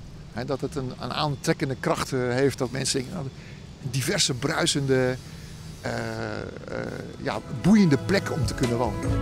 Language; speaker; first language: Dutch; native; Dutch